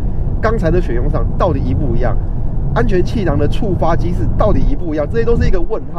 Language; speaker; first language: Chinese; native; Chinese